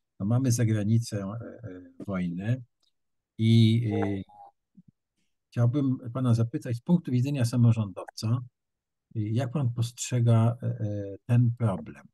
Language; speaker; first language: Polish; native; Polish